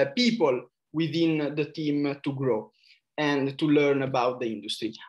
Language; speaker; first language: English; non-native, fluent; Italian